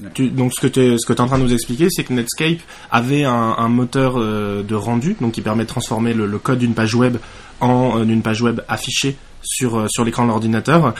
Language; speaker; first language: French; native; French